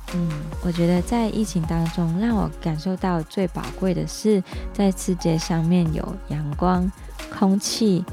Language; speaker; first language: Chinese; non-native, local second language; Cantonese